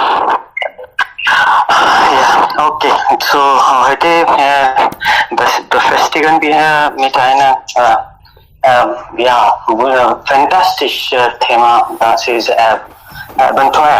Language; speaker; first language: German; non-native, learner; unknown